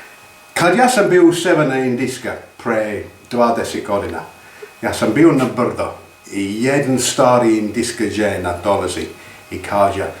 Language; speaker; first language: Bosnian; non-native, learner; English